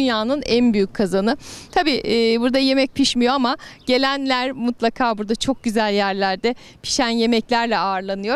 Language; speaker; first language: Turkish; native; Turkish